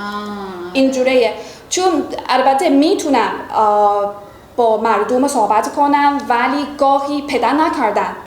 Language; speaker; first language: Persian; non-native, fluent; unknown